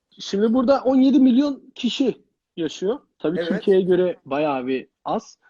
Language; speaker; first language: Turkish; early bilingual, heritage; Turkish